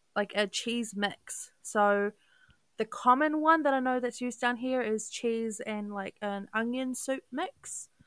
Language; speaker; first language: English; native; English